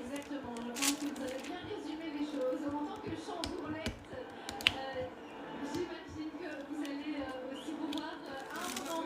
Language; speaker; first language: French; native; French